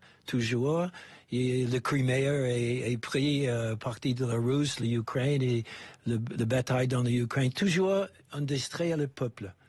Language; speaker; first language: French; non-native, fluent; English